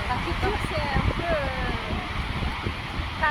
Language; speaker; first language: French; non-native, learner; Portuguese